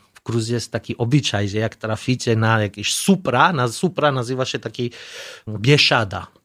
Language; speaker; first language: Polish; non-native, learner; Georgian